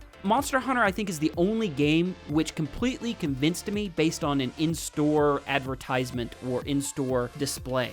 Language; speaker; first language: English; native; English